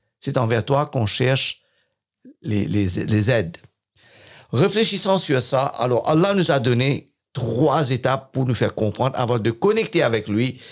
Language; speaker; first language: French; non-native, fluent; English